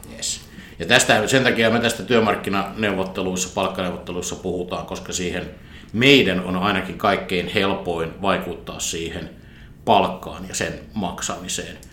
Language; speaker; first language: Finnish; native; Finnish